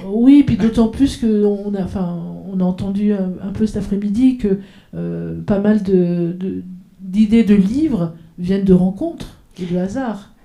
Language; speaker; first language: French; native; French